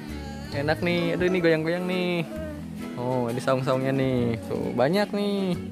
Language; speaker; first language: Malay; non-native, local second language; Sundanese